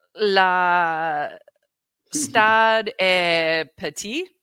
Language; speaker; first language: French; non-native, learner; English